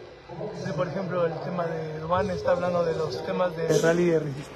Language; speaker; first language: Spanish; native; Spanish